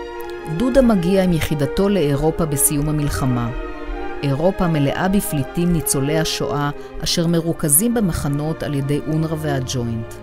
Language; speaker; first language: Hebrew; native; Hebrew